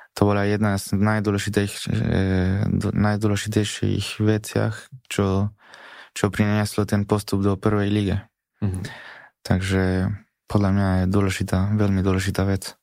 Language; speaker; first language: Slovak; non-native, fluent; Spanish